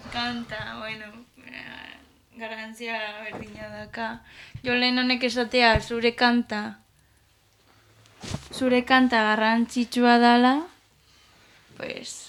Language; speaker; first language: Basque; non-native, local second language; Spanish